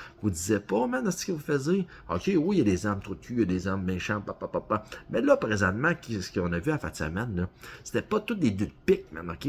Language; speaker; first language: French; native; French